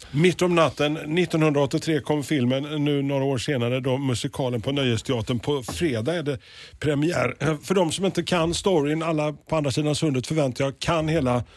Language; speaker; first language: Swedish; native; Swedish